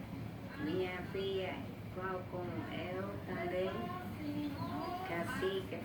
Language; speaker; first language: Portuguese; non-native, local second language; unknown